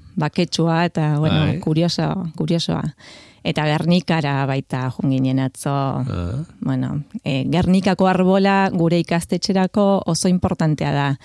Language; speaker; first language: Basque; non-native, fluent; Spanish